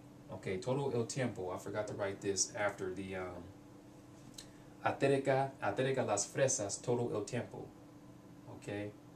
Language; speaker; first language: Spanish; non-native, learner; English